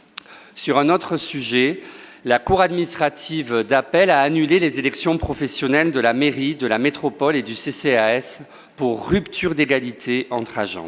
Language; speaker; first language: French; native; French